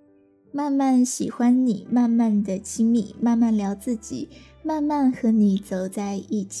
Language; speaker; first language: Chinese; native; Chinese